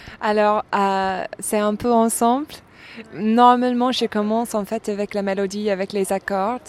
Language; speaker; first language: French; non-native, fluent; English